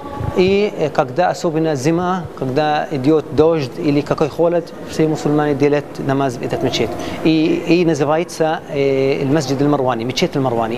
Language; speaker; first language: Russian; non-native, learner; Arabic